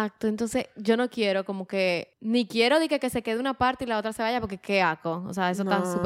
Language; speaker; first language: Spanish; native; Spanish